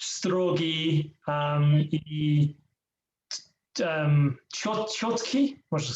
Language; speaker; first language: Russian; non-native, learner; English